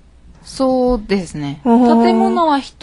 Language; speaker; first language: Japanese; native; Japanese